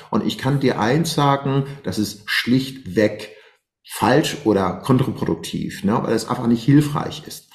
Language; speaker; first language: German; non-native, fluent; Persian